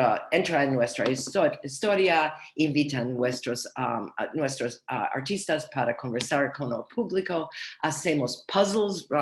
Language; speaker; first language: Spanish; non-native, learner; English